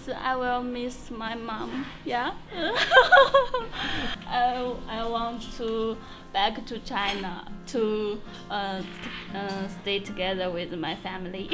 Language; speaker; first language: English; non-native, learner; Chinese